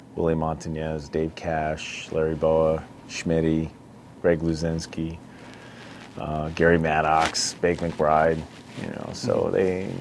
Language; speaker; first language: English; native; English